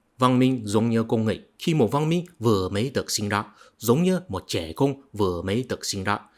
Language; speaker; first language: Vietnamese; non-native, fluent; Chinese